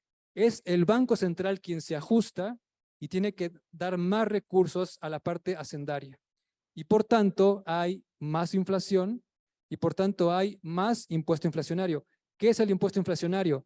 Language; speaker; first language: Spanish; native; Spanish